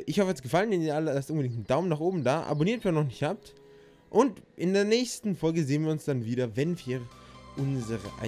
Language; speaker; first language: German; native; German